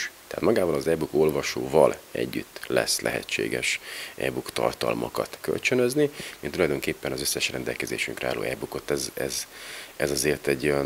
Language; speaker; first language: Hungarian; native; Hungarian